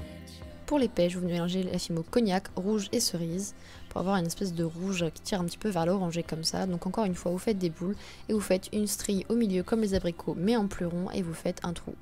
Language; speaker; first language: French; native; French